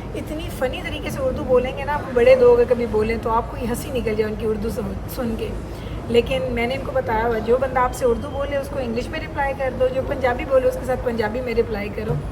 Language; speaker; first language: Urdu; non-native, local second language; Punjabi